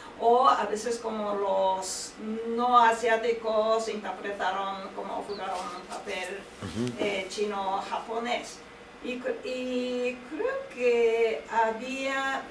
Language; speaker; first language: Spanish; non-native, fluent; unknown